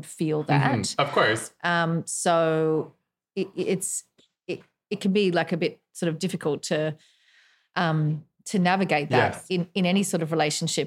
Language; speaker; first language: English; native; English